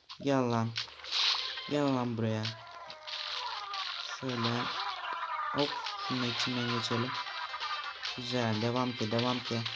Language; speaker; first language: Turkish; native; Turkish